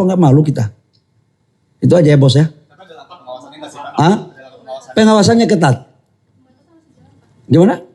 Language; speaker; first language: Indonesian; native; Indonesian